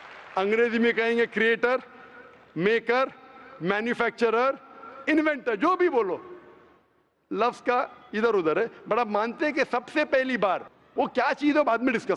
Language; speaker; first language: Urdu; non-native, local second language; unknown